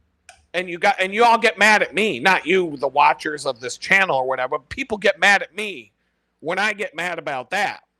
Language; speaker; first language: English; native; English